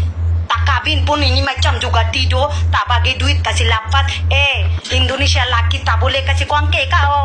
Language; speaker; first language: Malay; non-native, learner; Bangla